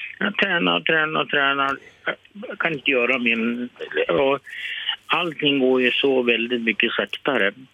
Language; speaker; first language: Swedish; native; Swedish